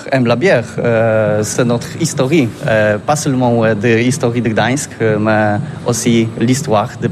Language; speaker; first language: French; non-native, learner; Polish